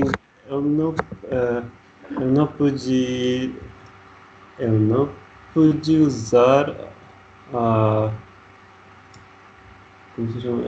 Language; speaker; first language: Portuguese; non-native, learner; Russian